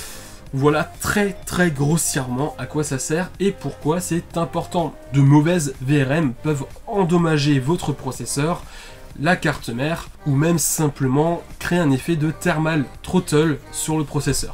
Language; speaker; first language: French; native; French